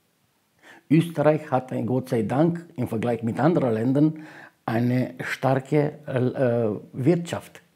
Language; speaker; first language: German; non-native, fluent; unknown